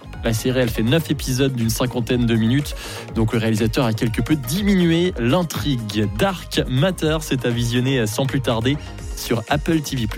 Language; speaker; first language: French; native; French